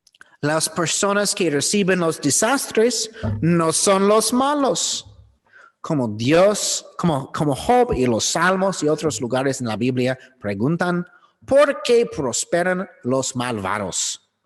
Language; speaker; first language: Spanish; non-native, learner; English